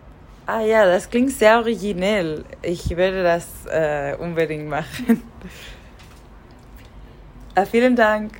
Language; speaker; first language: German; non-native, learner; Spanish